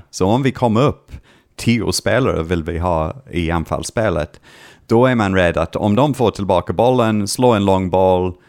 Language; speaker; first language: Swedish; non-native, fluent; English